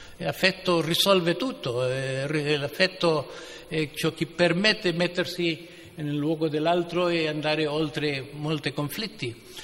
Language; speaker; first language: Italian; non-native, fluent; Spanish